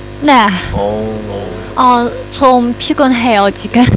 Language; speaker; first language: Korean; non-native, learner; Chinese